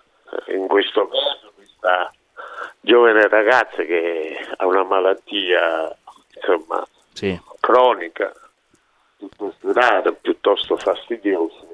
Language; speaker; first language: Italian; native; Italian